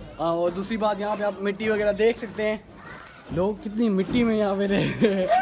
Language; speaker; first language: Urdu; non-native, local second language; Sindhi